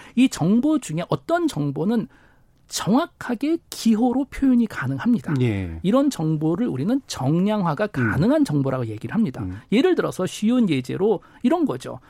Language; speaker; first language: Korean; native; Korean